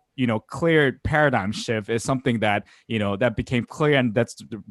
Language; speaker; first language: English; non-native, fluent; Korean